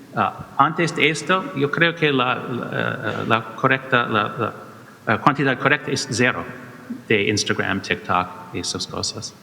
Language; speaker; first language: Spanish; non-native, learner; English